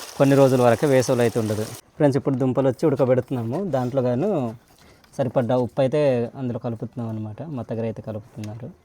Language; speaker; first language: Telugu; non-native, local second language; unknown